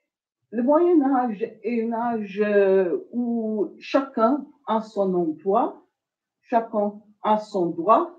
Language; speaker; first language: French; non-native, fluent; English